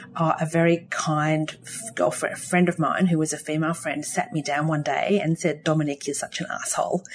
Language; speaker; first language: English; native; English